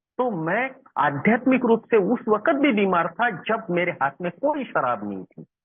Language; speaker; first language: Hindi; non-native, local second language; Marathi